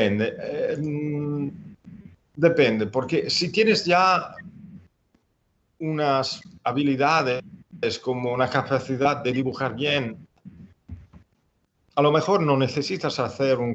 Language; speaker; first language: Spanish; non-native, fluent; Italian